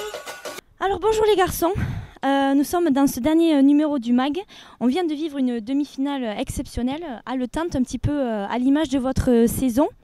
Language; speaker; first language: French; native; French